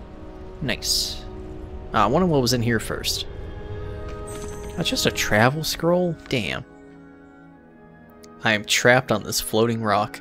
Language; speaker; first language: English; native; English